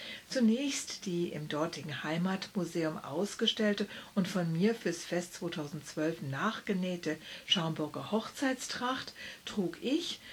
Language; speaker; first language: German; native; German